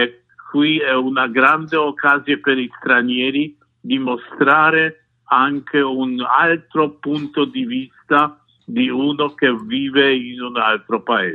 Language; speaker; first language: Italian; non-native, fluent; Polish